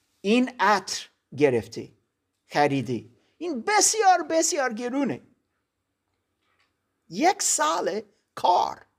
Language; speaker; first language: Persian; non-native, learner; German